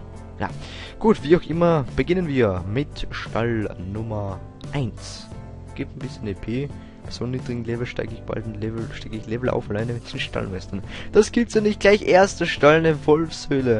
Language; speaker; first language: German; native; German